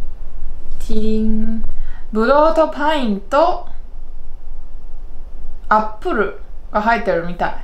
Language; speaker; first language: Japanese; non-native, fluent; Chinese